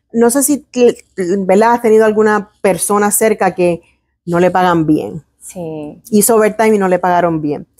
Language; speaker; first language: Spanish; native; Spanish